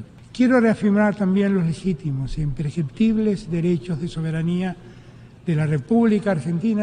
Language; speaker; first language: Spanish; native; Spanish